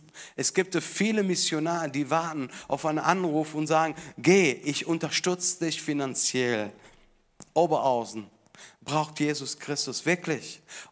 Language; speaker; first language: German; non-native, fluent; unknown